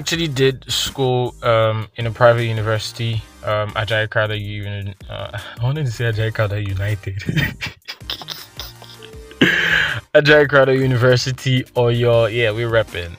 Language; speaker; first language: English; non-native, local second language; Yoruba